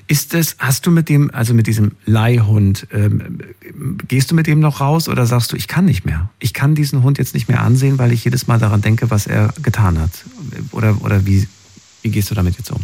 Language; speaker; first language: German; native; German